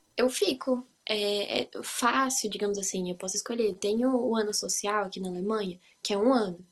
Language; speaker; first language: Portuguese; native; Portuguese